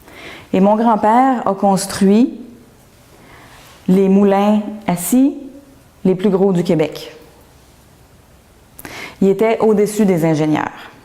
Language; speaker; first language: French; native; French